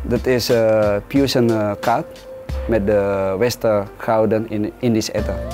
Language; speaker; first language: Dutch; non-native, learner; Indonesian